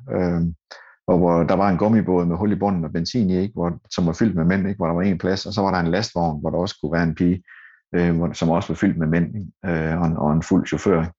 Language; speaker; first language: Danish; native; Danish